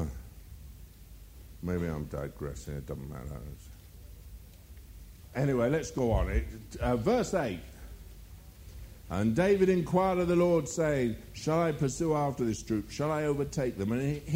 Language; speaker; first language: English; native; English